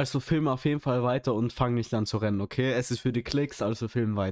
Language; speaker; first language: German; native; German